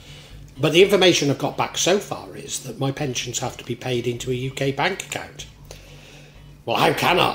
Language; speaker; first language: English; native; English